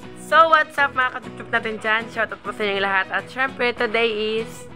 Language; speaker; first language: Filipino; non-native, local second language; Bikol